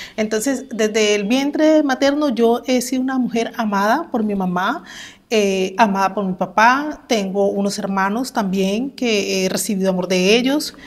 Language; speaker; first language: Spanish; native; Spanish